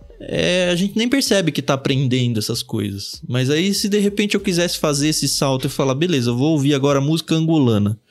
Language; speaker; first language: Portuguese; native; Portuguese